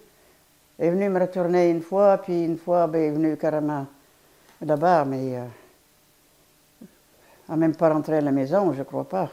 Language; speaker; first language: French; non-native, fluent; Polish